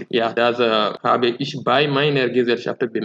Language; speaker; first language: German; non-native, fluent; Fula